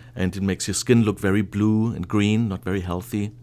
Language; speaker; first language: English; non-native, fluent; German